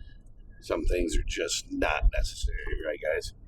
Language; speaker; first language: English; native; English